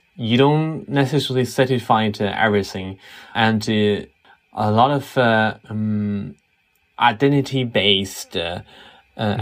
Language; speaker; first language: English; non-native, fluent; Chinese